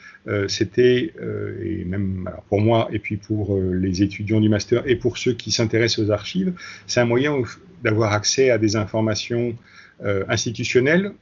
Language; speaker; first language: French; native; French